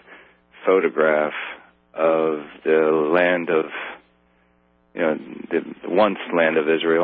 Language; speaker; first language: English; native; English